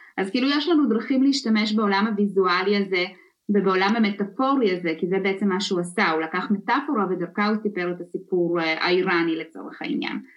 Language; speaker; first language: Hebrew; early bilingual, other home language; Russian